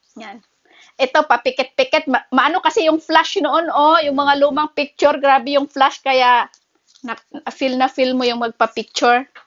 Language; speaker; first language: Filipino; native; Filipino